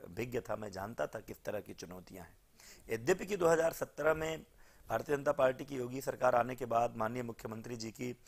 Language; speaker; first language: Hindi; native; Hindi